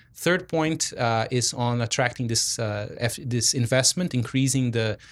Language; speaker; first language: English; non-native, fluent; Portuguese